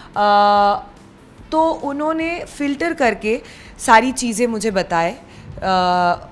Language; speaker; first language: Hindi; non-native, local second language; Bangla